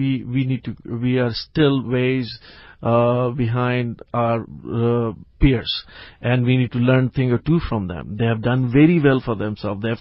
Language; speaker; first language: English; non-native, local second language; Urdu